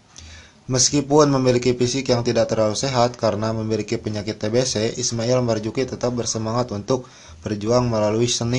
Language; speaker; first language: Indonesian; native; Indonesian